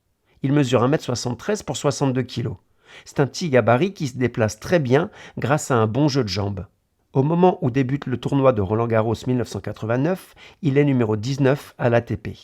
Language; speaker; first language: French; native; French